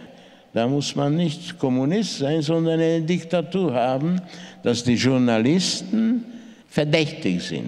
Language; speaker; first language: German; non-native, fluent; Hungarian